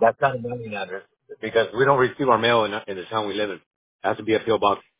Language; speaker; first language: English; native; English